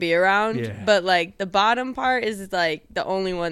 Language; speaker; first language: English; native; English